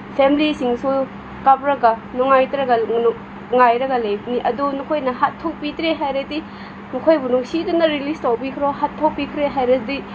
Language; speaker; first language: Manipuri; non-native, local second language; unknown